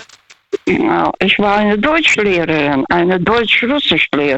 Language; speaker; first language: German; non-native, fluent; Russian